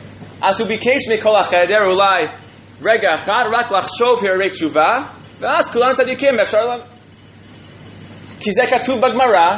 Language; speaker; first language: Hebrew; non-native, fluent; English